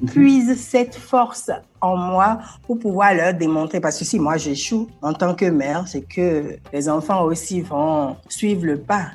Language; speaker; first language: French; non-native, local second language; Fon